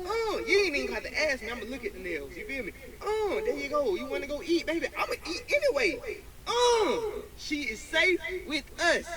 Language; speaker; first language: English; native; English